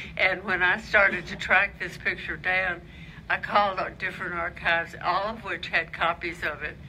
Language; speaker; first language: English; native; English